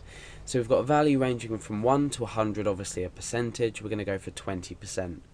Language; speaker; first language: English; native; English